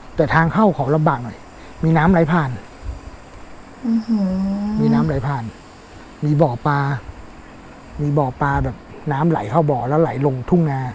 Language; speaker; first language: Thai; native; Thai